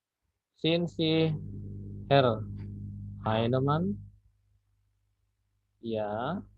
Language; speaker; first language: German; non-native, fluent; Indonesian